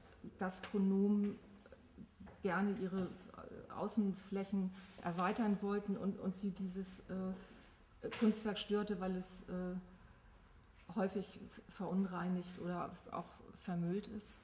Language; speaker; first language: German; native; German